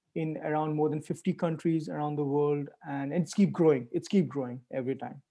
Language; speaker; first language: English; non-native, local second language; Hindi